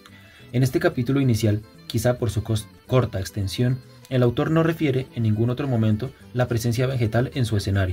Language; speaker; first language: Spanish; native; Spanish